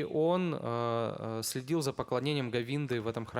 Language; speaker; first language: Russian; native; Russian